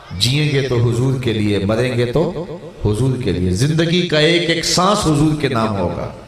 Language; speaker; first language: Urdu; non-native, local second language; Punjabi